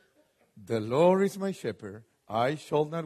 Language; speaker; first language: English; non-native, fluent; Spanish